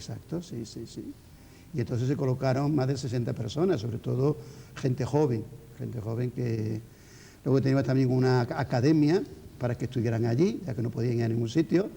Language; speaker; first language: Spanish; native; Spanish